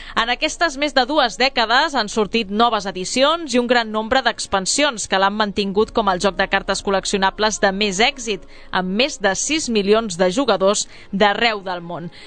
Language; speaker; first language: Catalan; native; Catalan